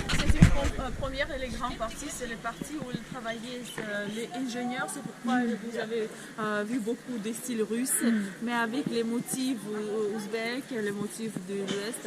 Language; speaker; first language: French; non-native, learner; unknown